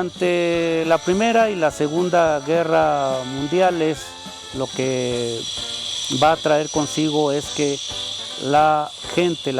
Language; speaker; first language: Spanish; native; Spanish